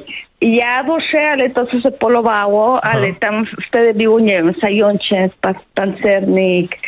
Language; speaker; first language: Polish; non-native, fluent; Spanish